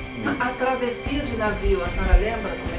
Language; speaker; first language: Portuguese; native; Portuguese